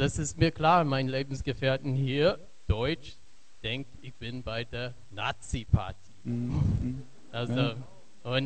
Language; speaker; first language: German; non-native, learner; English